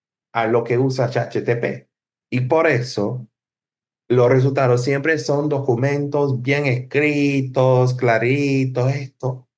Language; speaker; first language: Spanish; non-native, fluent; English